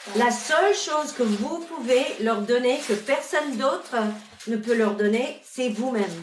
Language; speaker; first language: French; non-native, fluent; English